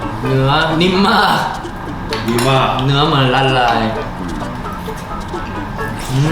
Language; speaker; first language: Thai; non-native, fluent; Korean